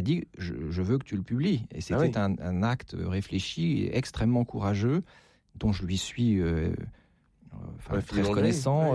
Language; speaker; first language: French; native; French